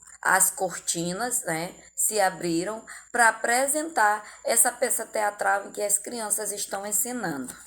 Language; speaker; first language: Portuguese; native; Portuguese